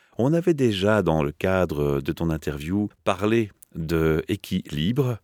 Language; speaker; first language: French; native; French